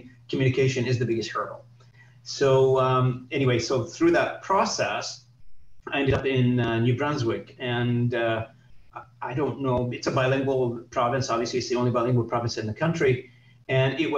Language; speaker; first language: English; non-native, fluent; Arabic